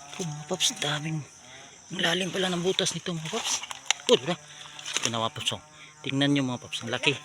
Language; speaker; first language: Filipino; non-native, local second language; Cebuano